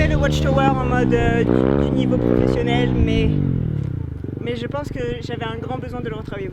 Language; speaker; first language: French; native; French